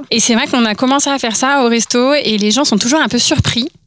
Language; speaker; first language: French; native; French